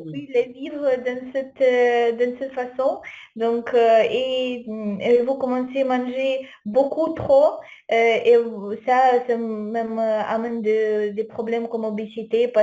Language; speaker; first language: French; non-native, fluent; Ukrainian